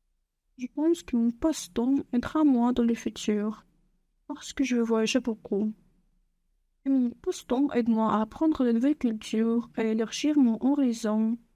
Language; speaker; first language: French; non-native, learner; Russian